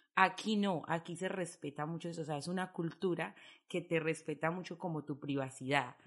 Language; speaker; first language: Spanish; native; Spanish